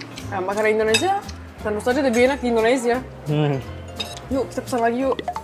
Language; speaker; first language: Indonesian; non-native, fluent; Turkish